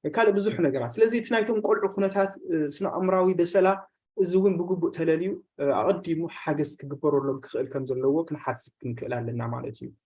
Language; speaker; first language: Tigrinya; native; Tigrinya